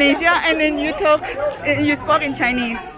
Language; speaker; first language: English; non-native, fluent; Indonesian